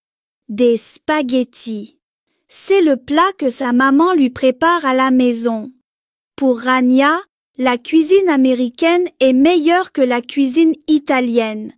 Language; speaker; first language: French; non-native, local second language; Arabic